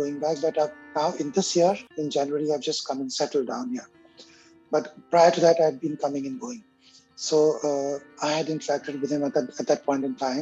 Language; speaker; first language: English; non-native, local second language; Hindi